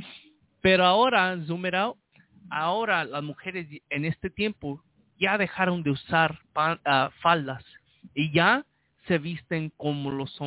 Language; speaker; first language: Spanish; early bilingual, heritage; Spanish